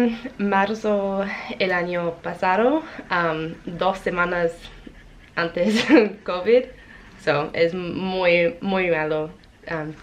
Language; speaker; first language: Spanish; non-native, learner; English